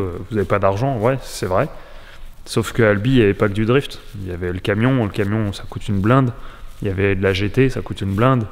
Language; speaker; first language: French; native; French